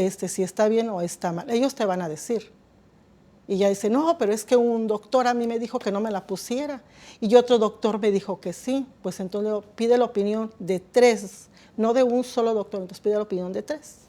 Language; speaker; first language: Spanish; native; Spanish